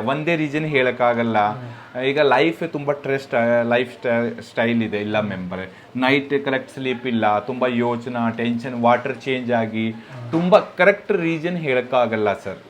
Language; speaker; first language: Kannada; non-native, local second language; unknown